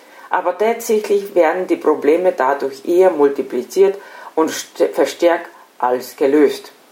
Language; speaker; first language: German; non-native, fluent; Estonian